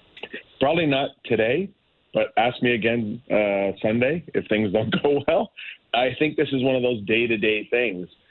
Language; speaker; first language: English; native; English